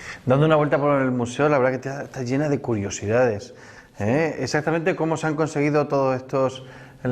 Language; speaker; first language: Spanish; native; Spanish